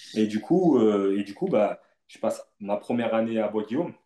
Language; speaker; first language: French; native; French